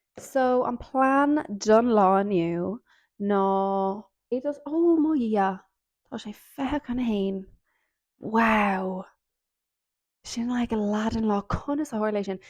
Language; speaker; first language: Irish; non-native, local second language; English